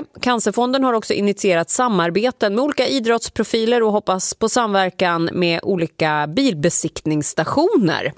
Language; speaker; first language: Swedish; native; Swedish